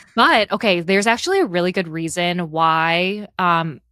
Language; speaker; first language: English; native; English